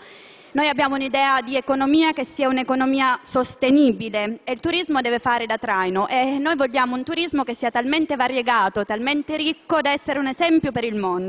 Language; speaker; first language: Italian; native; Italian